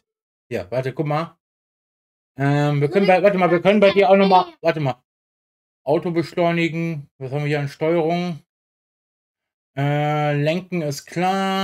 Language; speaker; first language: German; native; German